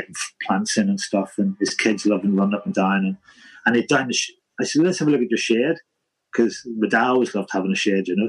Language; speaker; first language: English; native; English